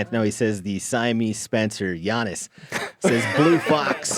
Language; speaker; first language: English; native; English